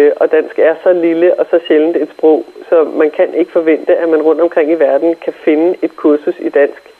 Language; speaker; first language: Danish; native; Danish